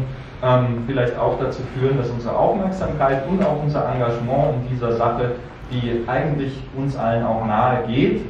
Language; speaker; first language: German; native; German